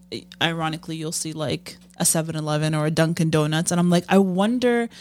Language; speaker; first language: English; non-native, fluent; Arabic